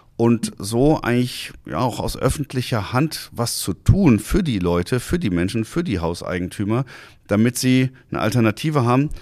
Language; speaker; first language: German; native; German